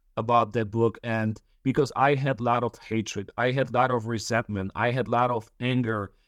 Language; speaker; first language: English; early bilingual, other home language; Polish